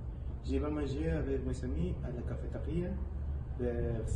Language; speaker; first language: French; non-native, learner; Spanish